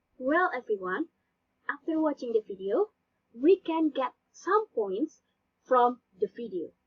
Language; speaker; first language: English; non-native, learner; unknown